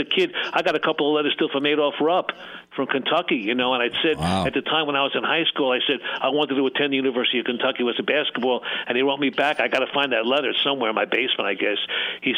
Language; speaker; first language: English; native; English